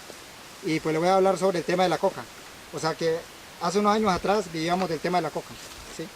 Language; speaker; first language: Spanish; native; Spanish